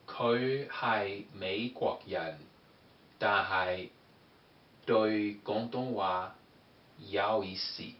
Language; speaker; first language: Cantonese; non-native, learner; English